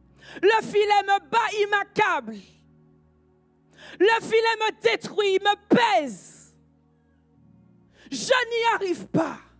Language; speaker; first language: French; native; French